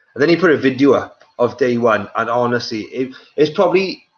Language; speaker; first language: English; native; English